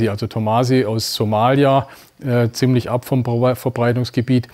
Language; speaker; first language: German; native; German